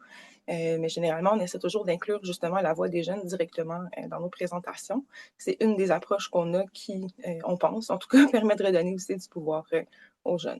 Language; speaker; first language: French; native; French